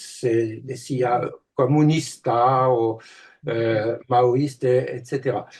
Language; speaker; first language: Spanish; non-native, fluent; French